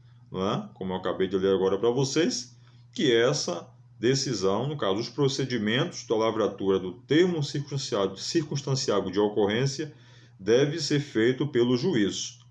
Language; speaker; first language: Portuguese; native; Portuguese